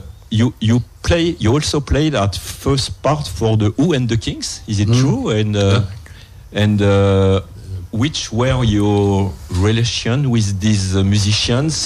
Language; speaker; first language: English; non-native, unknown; French